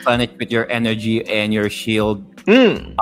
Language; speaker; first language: English; non-native, local second language; Filipino